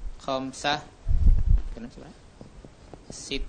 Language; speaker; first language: Arabic; non-native, learner; Indonesian